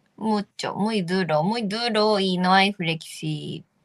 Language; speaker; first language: Spanish; non-native, fluent; Japanese